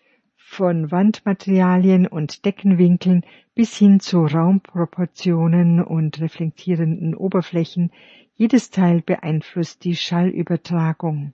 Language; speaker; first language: German; native; German